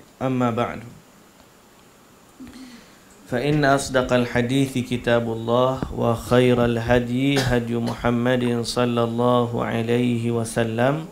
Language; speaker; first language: Arabic; non-native, fluent; Malay